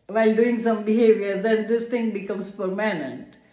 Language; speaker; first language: English; non-native, local second language; Gujarati